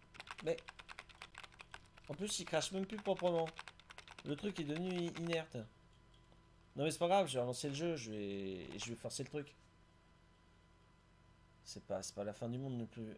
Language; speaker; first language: French; native; French